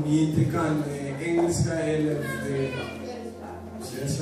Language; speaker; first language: Swedish; non-native, learner; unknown